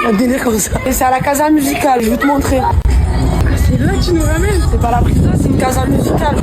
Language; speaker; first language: French; native; French